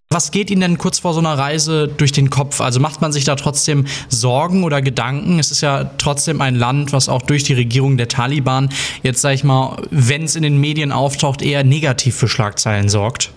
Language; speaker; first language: German; native; German